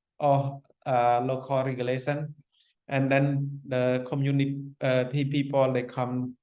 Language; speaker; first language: English; non-native, fluent; Khmer